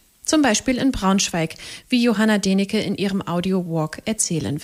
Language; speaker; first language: German; native; German